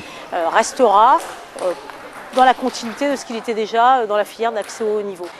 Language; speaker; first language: French; native; French